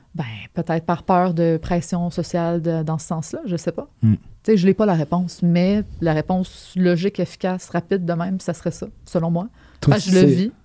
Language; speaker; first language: French; native; French